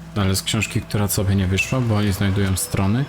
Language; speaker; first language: Polish; native; Polish